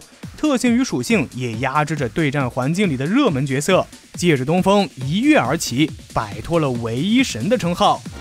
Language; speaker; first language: Chinese; native; Chinese